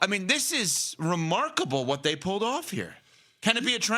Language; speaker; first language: English; native; English